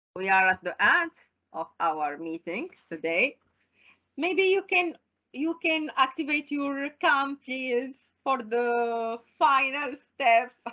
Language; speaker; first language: English; non-native, fluent; Arabic